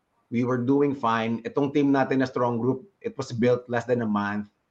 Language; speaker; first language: English; non-native, local second language; Filipino